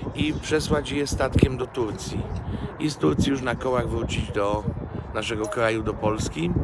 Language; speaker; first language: Polish; native; Polish